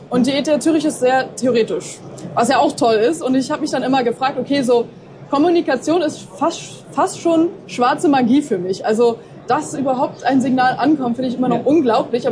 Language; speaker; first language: German; native; German